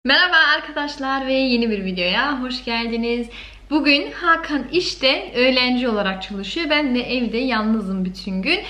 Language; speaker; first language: Turkish; early bilingual, heritage; Turkish